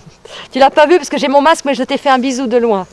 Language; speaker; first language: French; native; French